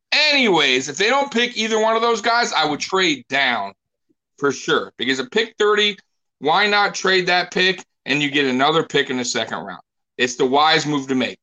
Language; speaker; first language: English; native; English